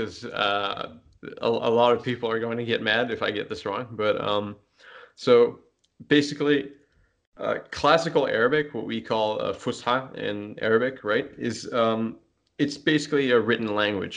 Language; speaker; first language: English; non-native, fluent; French